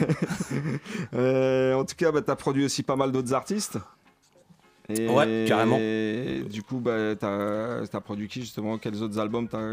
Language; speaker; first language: French; native; French